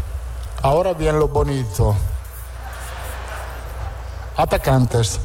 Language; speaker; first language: Portuguese; non-native, learner; Italian